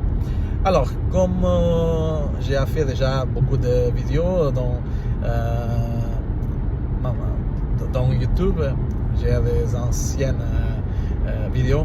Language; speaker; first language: French; non-native, learner; Portuguese